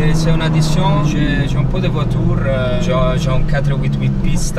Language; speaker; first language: French; non-native, learner; Italian